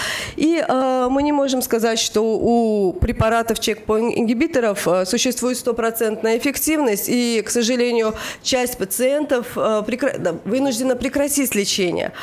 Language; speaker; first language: Russian; native; Russian